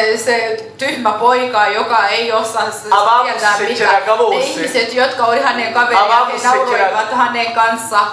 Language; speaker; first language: Finnish; non-native, fluent; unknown